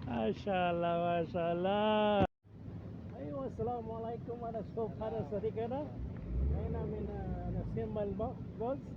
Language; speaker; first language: Arabic; non-native, learner; Filipino